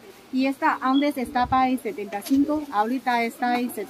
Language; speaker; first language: Spanish; non-native, learner; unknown